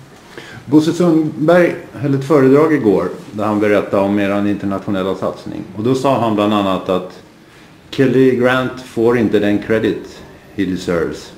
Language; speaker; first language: Swedish; native; Swedish